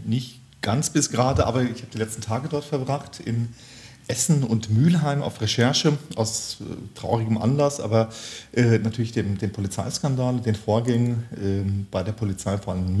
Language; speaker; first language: German; early bilingual, other home language; Turkish